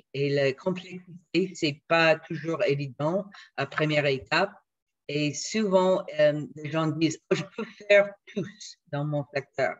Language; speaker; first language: French; non-native, fluent; English